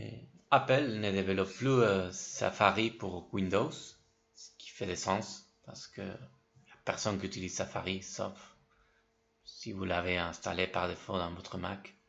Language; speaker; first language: French; non-native, fluent; Spanish